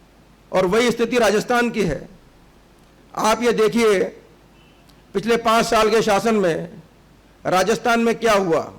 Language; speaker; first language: Hindi; native; Hindi